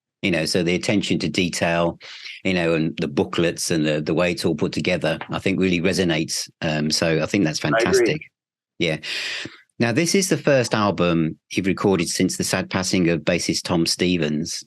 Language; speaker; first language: English; native; English